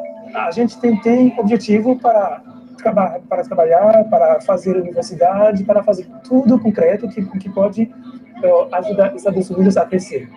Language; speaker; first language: Portuguese; non-native, fluent; Haitian Creole